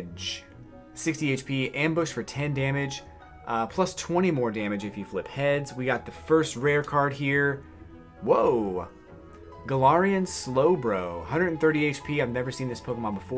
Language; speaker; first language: English; native; English